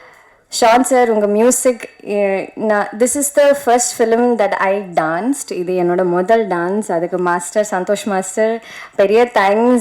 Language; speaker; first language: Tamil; non-native, learner; Malayalam